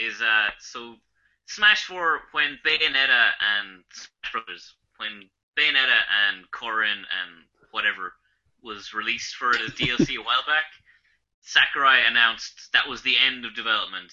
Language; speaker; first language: English; native; English